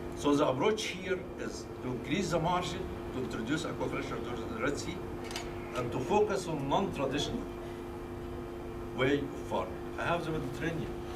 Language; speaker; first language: English; non-native, fluent; Arabic